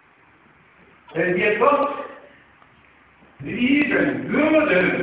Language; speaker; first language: German; non-native, fluent; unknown